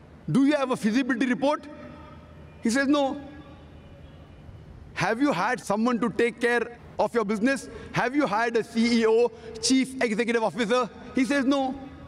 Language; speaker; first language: English; non-native, local second language; Konkani